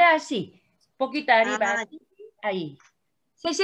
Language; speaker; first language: Spanish; non-native, learner; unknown